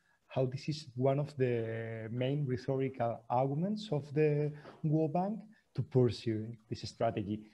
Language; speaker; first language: English; non-native, fluent; Spanish